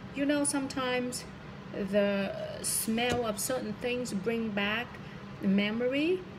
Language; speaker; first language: English; non-native, fluent; Vietnamese